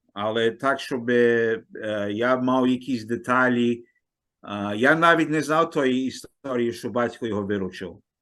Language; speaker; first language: Ukrainian; early bilingual, heritage; Ukrainian